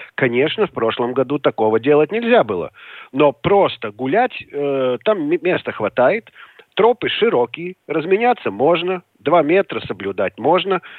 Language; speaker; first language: Russian; non-native, local second language; Latvian